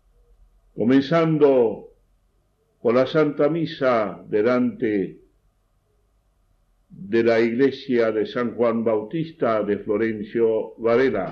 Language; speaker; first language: Spanish; native; Spanish